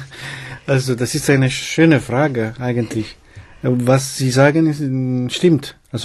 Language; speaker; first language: German; non-native, learner; Italian